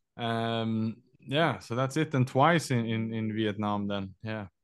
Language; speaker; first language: English; non-native, fluent; Swedish